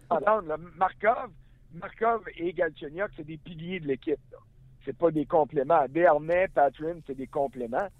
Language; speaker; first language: French; native; French